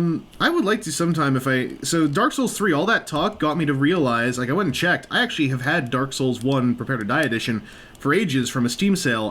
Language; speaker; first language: English; native; English